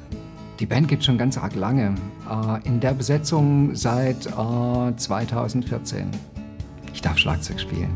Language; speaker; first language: German; native; German